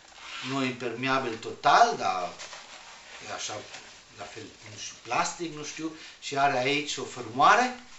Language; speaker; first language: Romanian; non-native, learner; Spanish